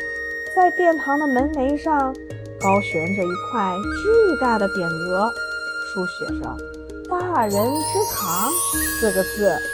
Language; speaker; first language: Chinese; native; Chinese